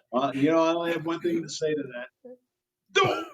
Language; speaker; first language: English; native; English